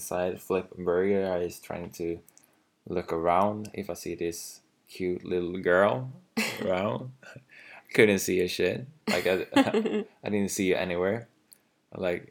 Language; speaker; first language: English; non-native, fluent; Swedish